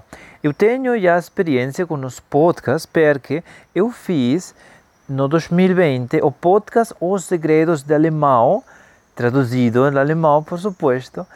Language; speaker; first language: Portuguese; non-native, fluent; Spanish